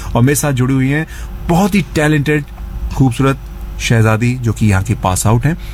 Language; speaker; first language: Hindi; native; Hindi